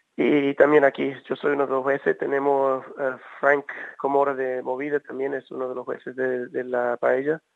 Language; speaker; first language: Spanish; early bilingual, heritage; Spanish